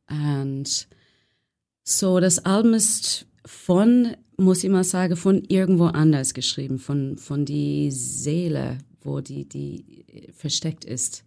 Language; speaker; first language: German; non-native, learner; English